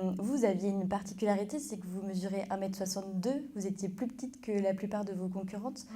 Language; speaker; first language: French; native; French